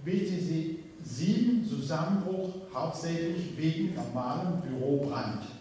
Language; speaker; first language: German; non-native, learner; Danish